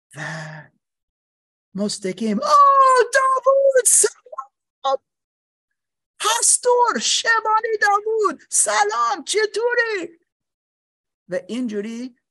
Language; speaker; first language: Persian; non-native, learner; English